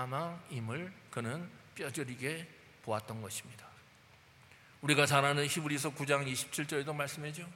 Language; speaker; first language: Korean; native; Korean